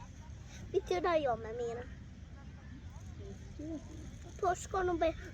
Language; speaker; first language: Albanian; early bilingual, heritage; Albanian